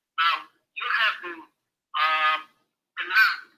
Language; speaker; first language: English; non-native, fluent; Polish